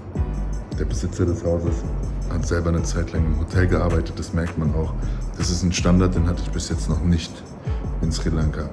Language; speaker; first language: German; native; German